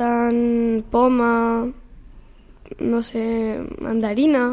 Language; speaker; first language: Catalan; non-native, local second language; Spanish